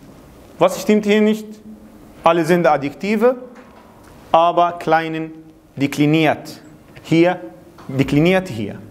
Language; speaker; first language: German; non-native, fluent; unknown